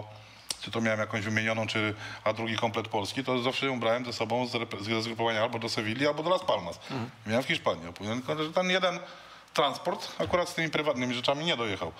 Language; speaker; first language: Polish; native; Polish